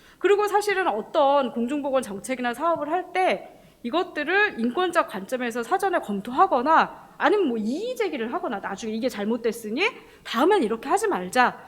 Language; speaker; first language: Korean; native; Korean